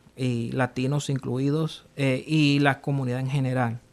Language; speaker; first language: Spanish; early bilingual, heritage; Spanish